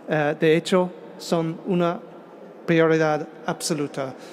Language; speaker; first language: Spanish; non-native, fluent; English